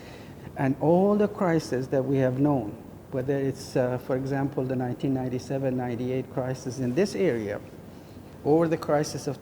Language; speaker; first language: English; non-native, fluent; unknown